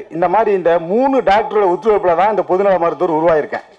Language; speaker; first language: Tamil; native; Tamil